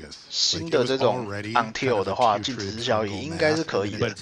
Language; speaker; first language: Chinese; native; Chinese